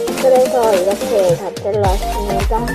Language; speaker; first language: Korean; native; Korean